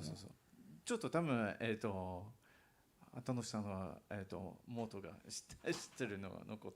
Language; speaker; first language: Japanese; non-native, learner; English